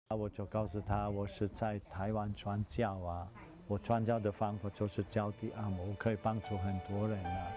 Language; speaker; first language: Chinese; non-native, fluent; German